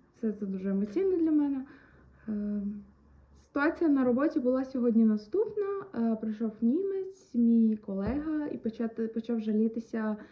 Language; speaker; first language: Ukrainian; native; Ukrainian